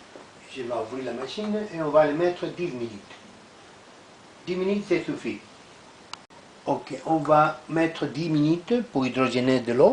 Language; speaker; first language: French; non-native, learner; Italian